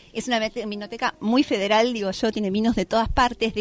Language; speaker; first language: Spanish; native; Spanish